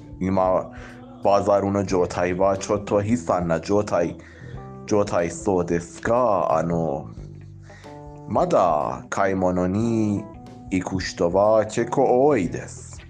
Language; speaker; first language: Japanese; non-native, fluent; Persian